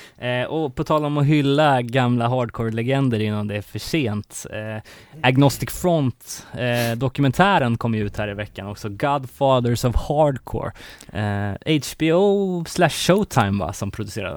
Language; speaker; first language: Swedish; native; Swedish